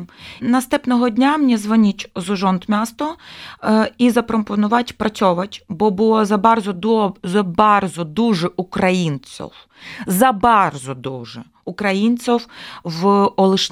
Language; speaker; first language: Ukrainian; non-native, local second language; Russian